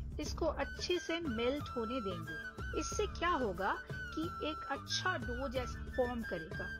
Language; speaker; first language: Hindi; non-native, local second language; Bangla